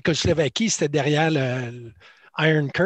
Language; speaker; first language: French; native; French